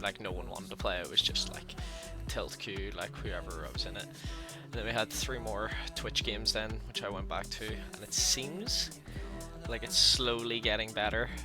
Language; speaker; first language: English; native; English